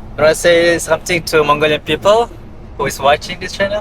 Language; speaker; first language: English; non-native, learner; Mongolian